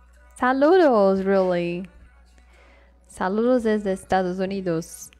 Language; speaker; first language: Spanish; non-native, learner; English